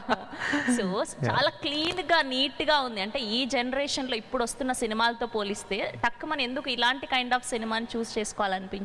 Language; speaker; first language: Telugu; native; Telugu